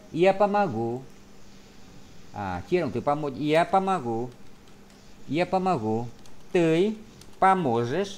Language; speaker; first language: Vietnamese; native; Vietnamese